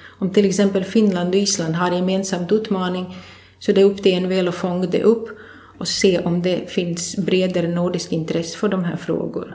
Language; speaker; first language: Swedish; non-native, fluent; Latvian